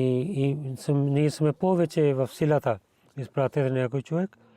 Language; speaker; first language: Bulgarian; non-native, learner; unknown